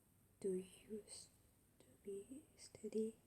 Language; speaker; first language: English; non-native, learner; French